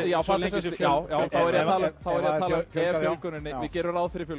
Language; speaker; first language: Icelandic; native; Icelandic